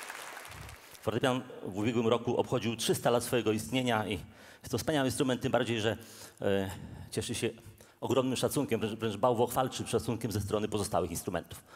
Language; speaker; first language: Polish; native; Polish